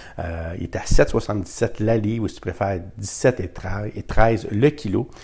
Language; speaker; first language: French; native; French